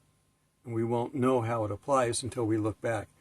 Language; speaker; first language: English; native; English